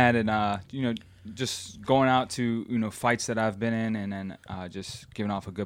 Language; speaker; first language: English; native; English